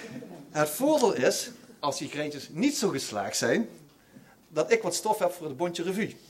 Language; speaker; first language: Dutch; native; Dutch